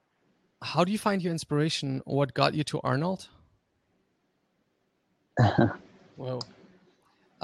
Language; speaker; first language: English; non-native, fluent; German